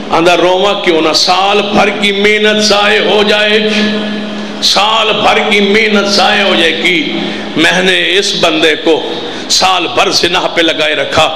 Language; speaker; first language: Urdu; non-native, local second language; Punjabi